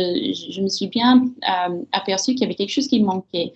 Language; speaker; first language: French; early bilingual, heritage; French